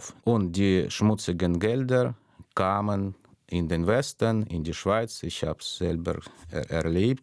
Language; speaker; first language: German; non-native, fluent; Russian